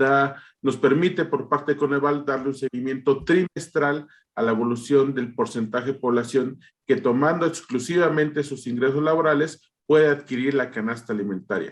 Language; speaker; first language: Spanish; native; Spanish